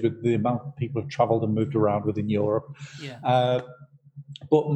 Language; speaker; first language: English; native; English